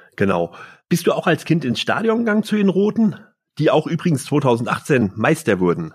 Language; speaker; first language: German; native; German